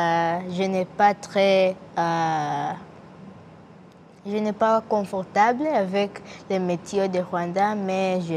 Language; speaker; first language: French; non-native, learner; English